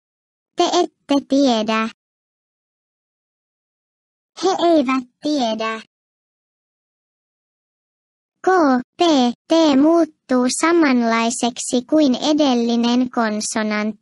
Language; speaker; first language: Finnish; non-native, fluent; Turkish